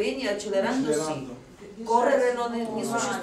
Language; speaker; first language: Italian; non-native, fluent; Russian